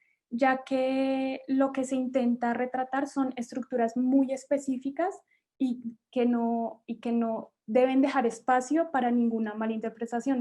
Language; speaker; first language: Spanish; native; Spanish